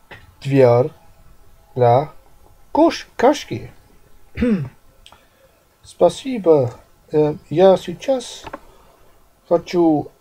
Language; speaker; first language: Russian; non-native, learner; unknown